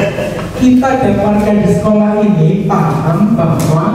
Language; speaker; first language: Indonesian; native; Indonesian